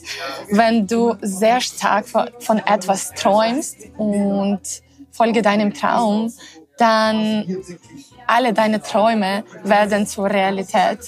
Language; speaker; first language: German; non-native, learner; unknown